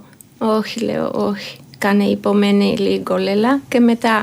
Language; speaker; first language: Greek; non-native, learner; Georgian